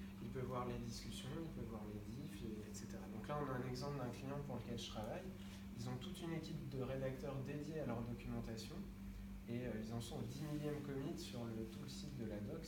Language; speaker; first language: French; native; French